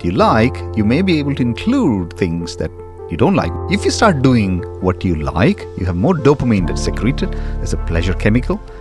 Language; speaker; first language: English; non-native, local second language; Tamil